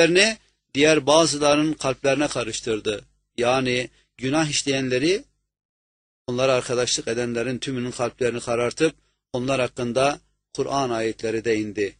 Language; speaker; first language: Turkish; native; Turkish